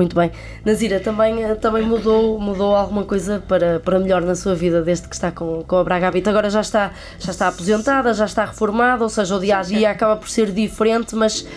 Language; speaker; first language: Portuguese; native; Portuguese